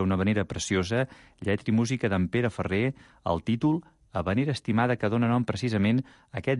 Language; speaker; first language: Catalan; native; Catalan